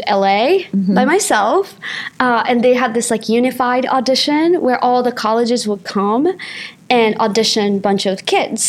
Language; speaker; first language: English; non-native, fluent; Japanese